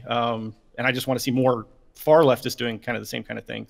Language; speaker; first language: English; native; English